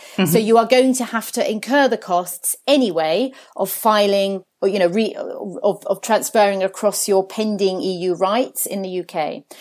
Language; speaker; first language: English; early bilingual, other home language; Italian